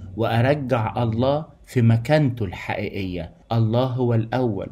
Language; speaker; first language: Arabic; native; Arabic